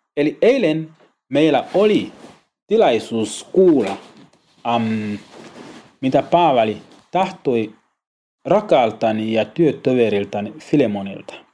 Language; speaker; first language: Finnish; non-native, learner; Swahili